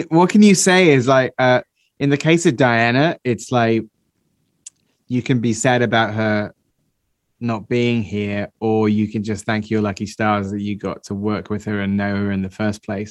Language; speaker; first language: English; native; English